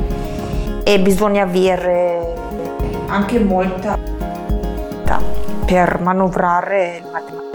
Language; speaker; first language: Italian; non-native, fluent; German